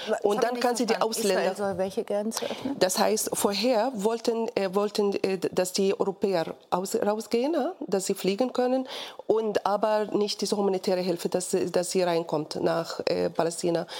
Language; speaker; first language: German; non-native, fluent; Arabic